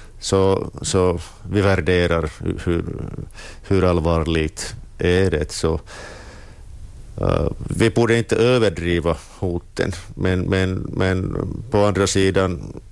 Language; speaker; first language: Swedish; non-native, local second language; Finnish